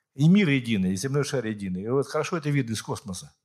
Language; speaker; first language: Russian; native; Russian